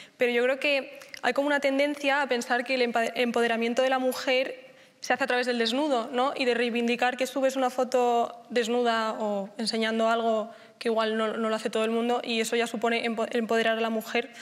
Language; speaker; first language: Spanish; native; Spanish